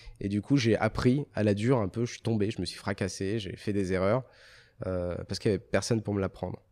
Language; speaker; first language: French; early bilingual, other home language; Arabic